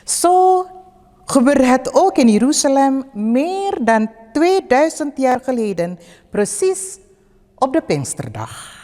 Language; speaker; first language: Dutch; early bilingual, other home language; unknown